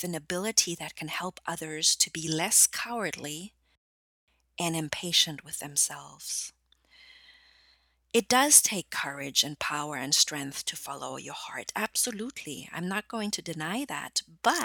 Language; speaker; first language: English; non-native, fluent; German